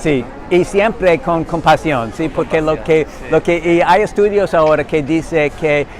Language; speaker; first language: Spanish; non-native, learner; English